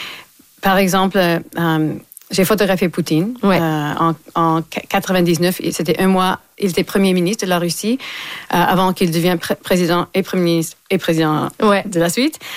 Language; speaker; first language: French; non-native, local second language; English